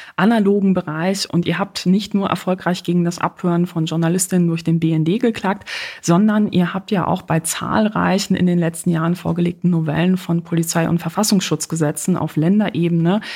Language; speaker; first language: German; early bilingual, other home language; Polish